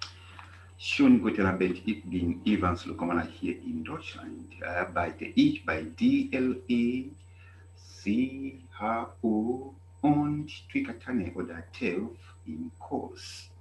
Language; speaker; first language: German; non-native, fluent; English